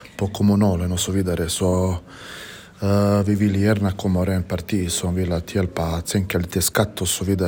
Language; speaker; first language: Swedish; non-native, fluent; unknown